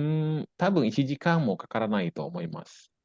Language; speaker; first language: Japanese; non-native, fluent; Indonesian